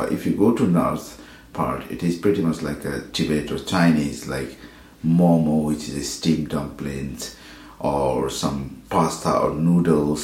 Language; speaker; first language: English; non-native, fluent; Nepali